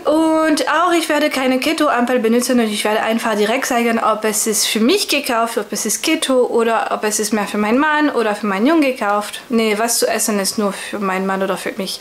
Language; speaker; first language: German; non-native, fluent; French